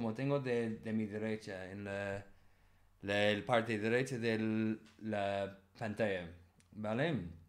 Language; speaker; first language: Spanish; non-native, learner; English